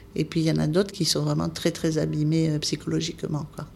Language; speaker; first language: French; native; French